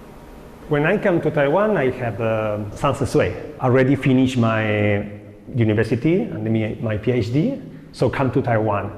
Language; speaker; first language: English; non-native, learner; Spanish